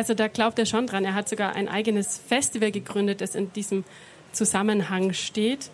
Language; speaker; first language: German; native; German